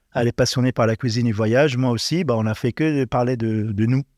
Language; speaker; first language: French; non-native, learner; Arabic